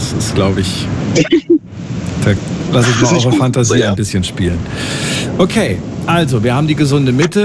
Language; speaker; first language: German; native; German